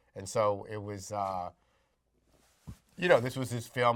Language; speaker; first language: English; native; English